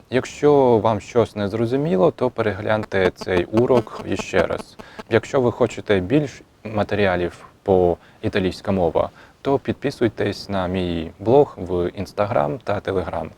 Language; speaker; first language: Ukrainian; non-native, fluent; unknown